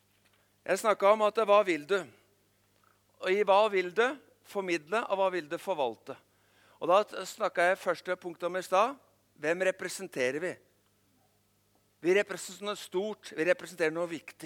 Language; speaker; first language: Swedish; non-native, learner; Norwegian